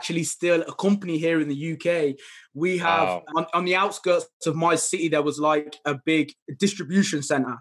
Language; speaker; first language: English; native; English